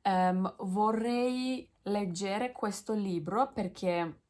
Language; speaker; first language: Italian; non-native, learner; Turkish